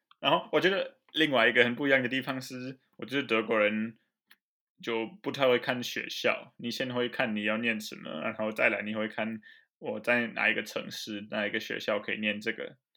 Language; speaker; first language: Chinese; non-native, fluent; German